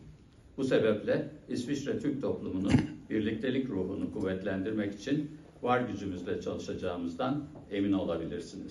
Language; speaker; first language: Turkish; native; Turkish